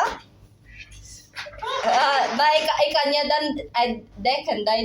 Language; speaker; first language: German; non-native, learner; Filipino